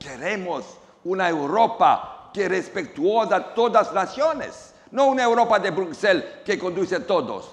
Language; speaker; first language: Spanish; non-native, learner; Romanian